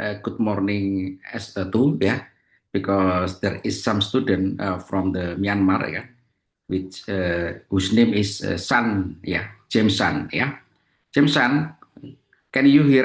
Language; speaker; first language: English; non-native, learner; Indonesian